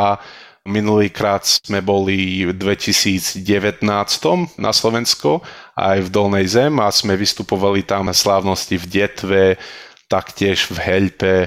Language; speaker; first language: Slovak; early bilingual, heritage; Slovak